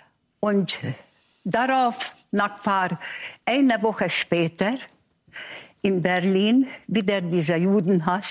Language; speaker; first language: German; non-native, fluent; Hungarian